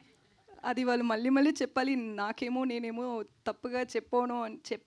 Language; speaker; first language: Telugu; non-native, learner; Tamil